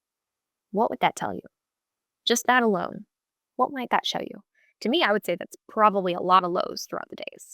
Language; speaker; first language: English; native; English